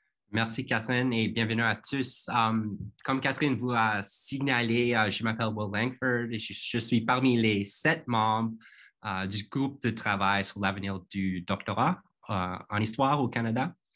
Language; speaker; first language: French; non-native, fluent; English